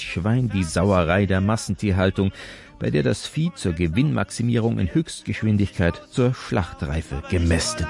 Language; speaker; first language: German; native; German